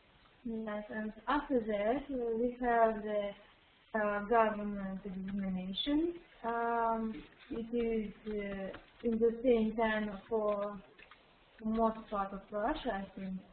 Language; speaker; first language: English; non-native, learner; Russian